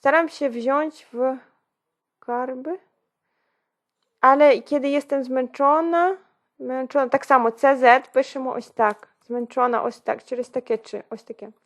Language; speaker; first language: Polish; non-native, fluent; Ukrainian